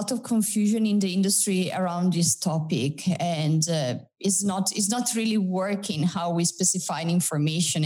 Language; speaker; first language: English; non-native, fluent; Italian